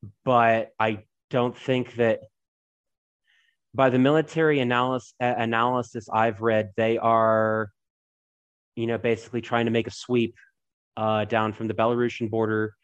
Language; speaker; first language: English; native; English